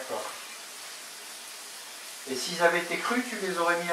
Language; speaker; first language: French; native; French